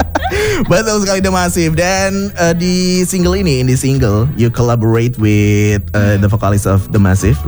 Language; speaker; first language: English; non-native, learner; Indonesian